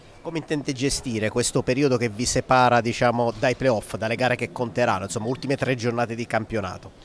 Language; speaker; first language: Italian; native; Italian